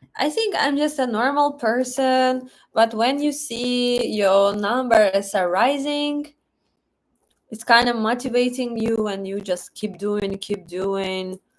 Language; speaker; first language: English; non-native, fluent; Russian